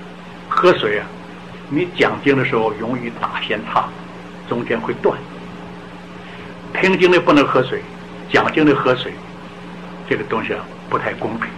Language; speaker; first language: Chinese; native; Chinese